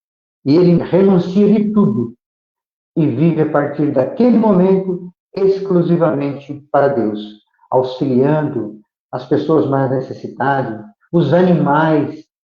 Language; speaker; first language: Portuguese; native; Portuguese